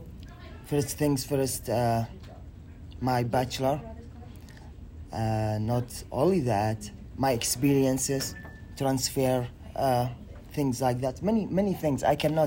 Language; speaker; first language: English; non-native, learner; Arabic